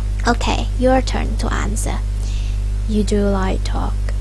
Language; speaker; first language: English; non-native, fluent; Thai